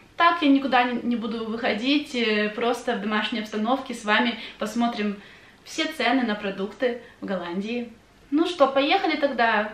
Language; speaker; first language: Russian; native; Russian